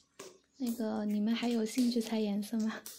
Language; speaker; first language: Chinese; native; Chinese